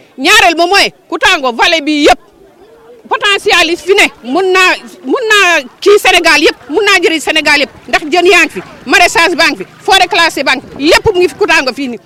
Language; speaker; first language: Wolof; native; Wolof